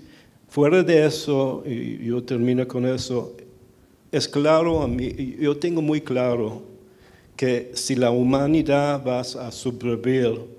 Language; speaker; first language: Spanish; early bilingual, heritage; Spanish